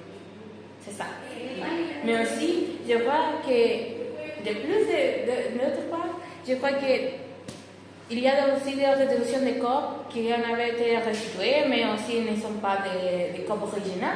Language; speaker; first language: French; non-native, fluent; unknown